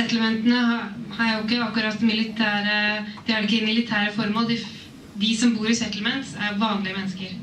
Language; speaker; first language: Norwegian; native; Norwegian